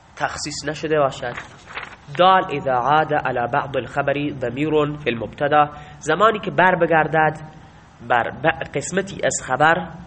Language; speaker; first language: Persian; non-native, local second language; Baluchi